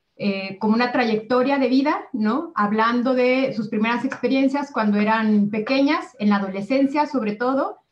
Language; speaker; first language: Spanish; native; Spanish